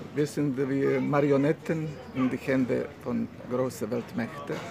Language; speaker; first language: German; non-native, learner; Bosnian